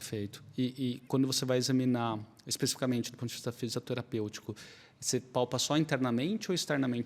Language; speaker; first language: Portuguese; native; Portuguese